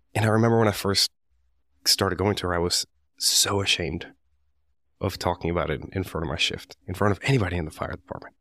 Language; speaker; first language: English; non-native, fluent; Spanish